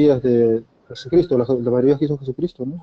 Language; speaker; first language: Spanish; native; Spanish